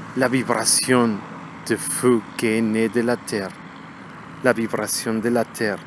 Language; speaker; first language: French; non-native, learner; Spanish